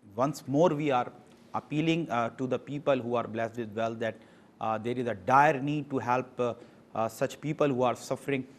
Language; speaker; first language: English; non-native, local second language; Urdu